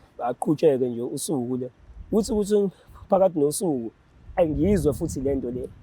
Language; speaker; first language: Zulu; native; Zulu